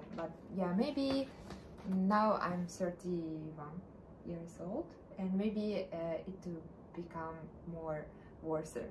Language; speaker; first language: English; non-native, learner; Russian